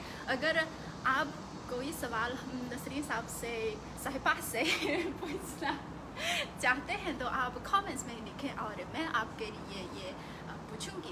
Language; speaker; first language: Hindi; non-native, fluent; Chinese